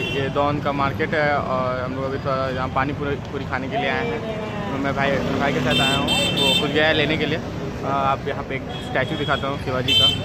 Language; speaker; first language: Hindi; native; Hindi